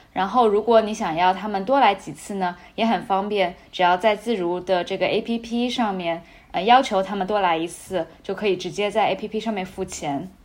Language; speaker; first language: Chinese; native; Chinese